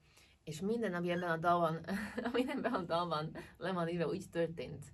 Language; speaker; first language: Hungarian; early bilingual, heritage; Hungarian